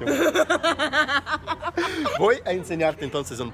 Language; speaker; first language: Spanish; non-native, fluent; Portuguese